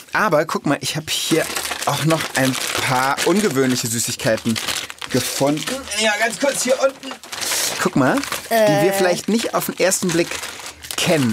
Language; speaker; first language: German; native; German